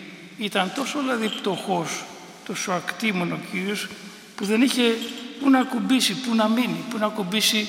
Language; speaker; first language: Greek; native; Greek